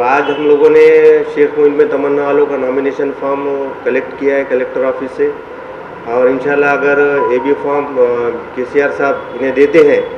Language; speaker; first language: Hindi; non-native, local second language; Urdu